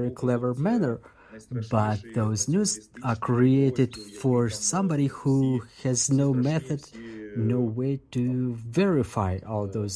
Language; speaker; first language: English; non-native, fluent; Russian